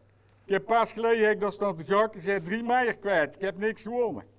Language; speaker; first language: Dutch; native; Dutch